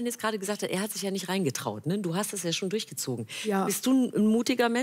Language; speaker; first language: German; native; German